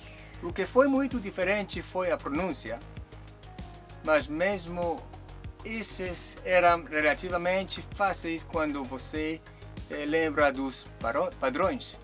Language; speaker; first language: Portuguese; non-native, learner; Chinese